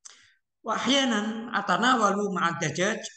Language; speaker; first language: Arabic; non-native, fluent; Indonesian